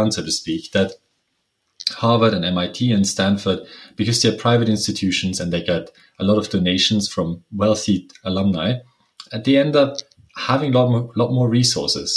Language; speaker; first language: English; non-native, fluent; German